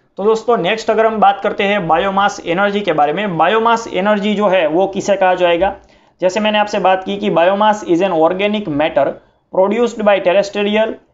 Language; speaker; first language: Hindi; non-native, local second language; Gujarati